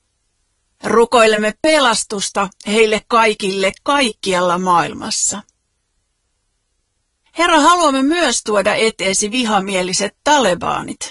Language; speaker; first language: Finnish; native; Finnish